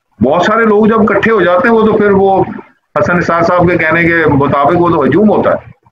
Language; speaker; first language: Urdu; non-native, local second language; Punjabi